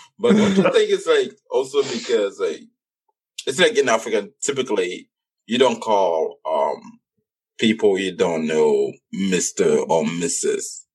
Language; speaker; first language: English; non-native, local second language; French